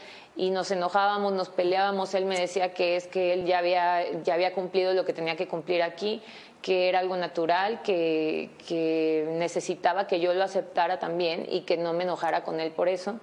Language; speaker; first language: Spanish; native; Spanish